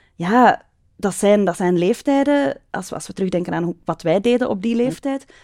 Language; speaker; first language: Dutch; native; Dutch